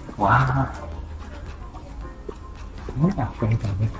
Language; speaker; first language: Spanish; non-native, learner; Japanese